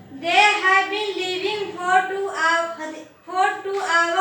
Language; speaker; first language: English; non-native, learner; Hindi